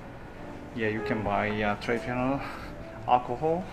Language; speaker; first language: English; non-native, fluent; Korean